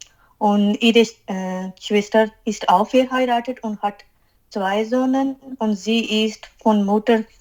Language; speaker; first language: German; non-native, learner; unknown